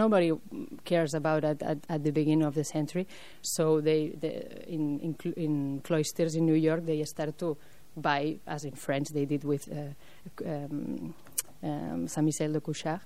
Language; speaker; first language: English; non-native, fluent; French